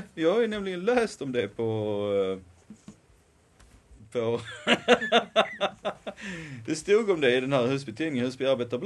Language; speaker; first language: Swedish; native; Swedish